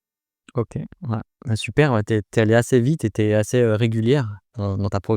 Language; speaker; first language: French; native; French